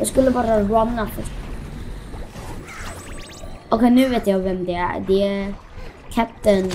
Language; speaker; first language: Swedish; early bilingual, other home language; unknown